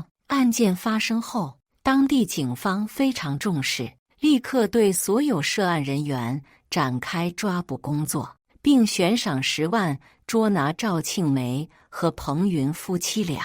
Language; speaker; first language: Chinese; native; Chinese